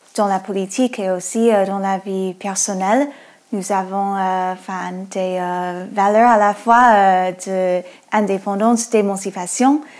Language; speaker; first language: French; non-native, fluent; English